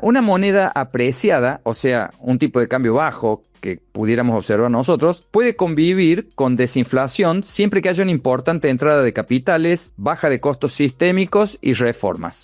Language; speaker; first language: Spanish; native; Spanish